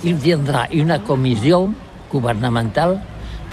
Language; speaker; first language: French; non-native, learner; Catalan